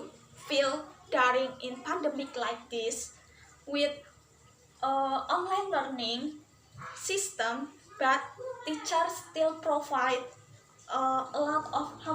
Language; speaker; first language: English; non-native, learner; Indonesian